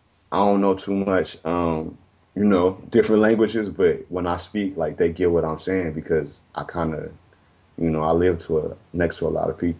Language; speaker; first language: English; native; English